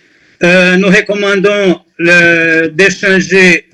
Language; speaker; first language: French; non-native, fluent; Portuguese